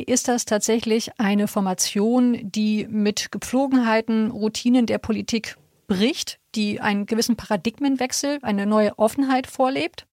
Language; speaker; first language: German; native; German